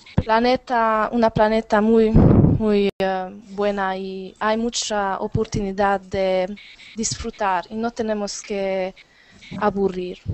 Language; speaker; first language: Spanish; non-native, learner; Hungarian